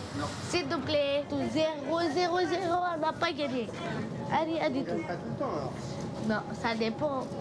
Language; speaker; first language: French; non-native, learner; Romanian